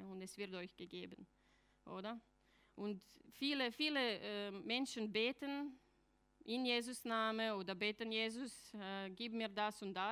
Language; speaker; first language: German; non-native, fluent; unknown